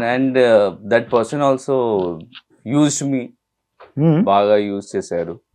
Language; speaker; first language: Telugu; non-native, learner; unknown